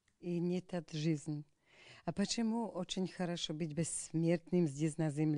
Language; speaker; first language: Russian; non-native, learner; Slovak